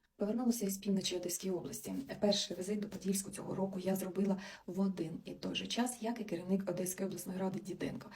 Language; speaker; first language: Ukrainian; non-native, local second language; Russian